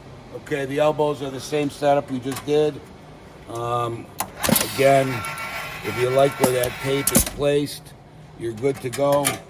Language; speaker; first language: English; native; English